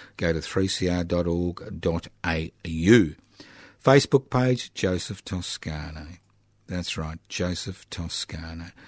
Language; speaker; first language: English; early bilingual, other home language; Italian